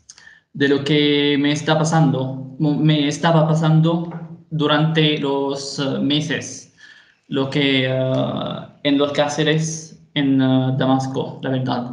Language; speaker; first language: Spanish; non-native, fluent; Arabic